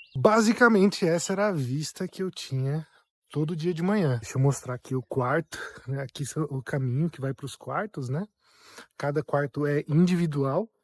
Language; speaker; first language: Portuguese; native; Portuguese